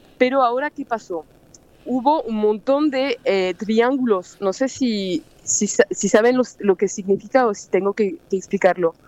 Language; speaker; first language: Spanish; non-native, fluent; French